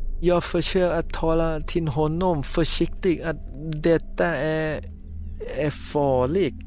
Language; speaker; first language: Swedish; non-native, fluent; Thai